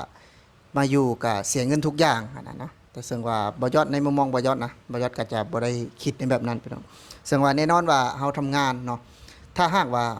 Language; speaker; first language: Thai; non-native, local second language; Lao